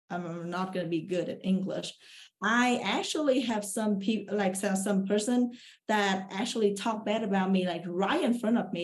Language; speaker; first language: English; non-native, fluent; Vietnamese